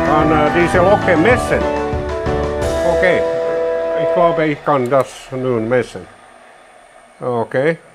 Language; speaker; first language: German; non-native, learner; Finnish